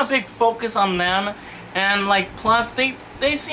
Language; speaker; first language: English; native; English